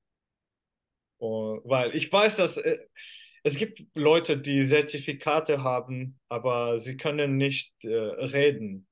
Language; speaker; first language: German; non-native, fluent; Finnish